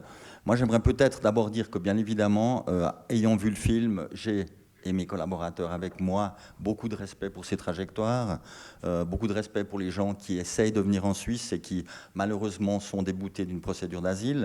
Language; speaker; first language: French; native; French